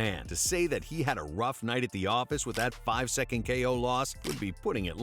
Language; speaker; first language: English; native; English